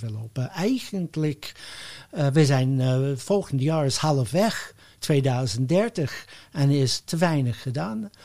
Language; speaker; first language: Dutch; non-native, fluent; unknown